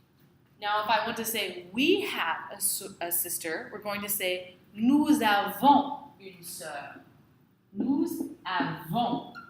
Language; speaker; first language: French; non-native, fluent; English